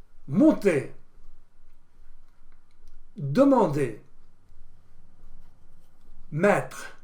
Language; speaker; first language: French; non-native, fluent; English